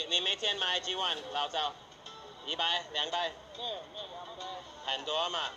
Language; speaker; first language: Chinese; non-native, learner; English